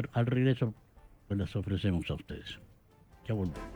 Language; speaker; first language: Spanish; native; Spanish